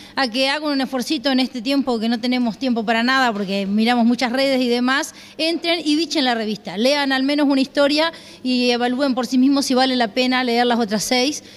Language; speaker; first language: Spanish; native; Spanish